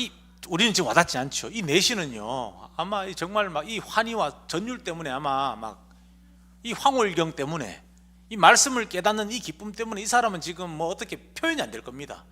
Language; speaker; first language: Korean; native; Korean